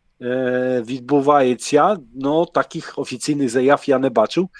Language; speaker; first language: Polish; non-native, learner; Ukrainian